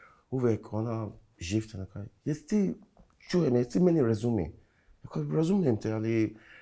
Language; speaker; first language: Serbian; non-native, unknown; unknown